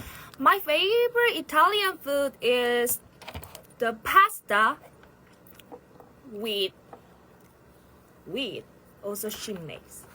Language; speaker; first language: English; non-native, learner; Korean